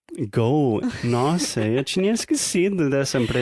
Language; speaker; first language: Portuguese; non-native, fluent; English